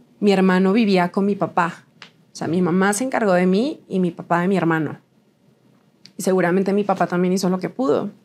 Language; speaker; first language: Spanish; native; Spanish